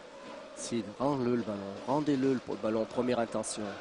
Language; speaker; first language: French; native; French